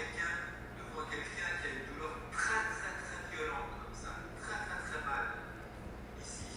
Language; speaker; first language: French; native; French